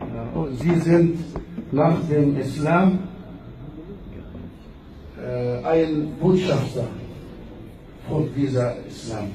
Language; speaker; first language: German; non-native, learner; Arabic